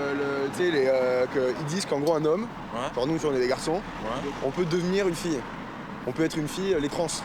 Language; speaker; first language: French; native; French